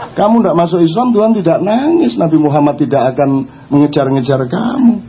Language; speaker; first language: Indonesian; non-native, local second language; Javanese